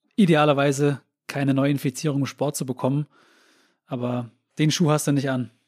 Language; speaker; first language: German; native; German